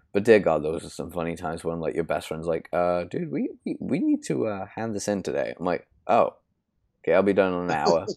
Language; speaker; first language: English; native; English